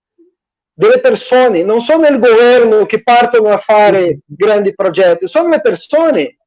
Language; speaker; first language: Italian; non-native, fluent; Portuguese